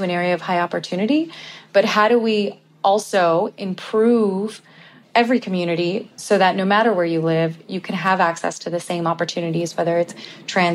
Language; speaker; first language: English; native; English